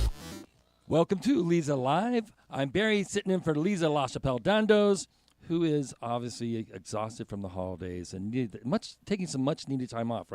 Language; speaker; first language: English; native; English